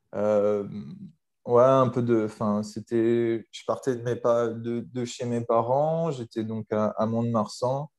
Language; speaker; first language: French; native; French